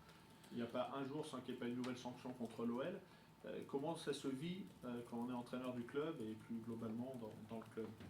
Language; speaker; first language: French; native; French